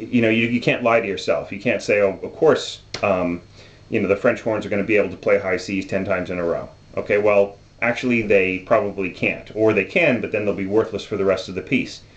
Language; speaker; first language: English; native; English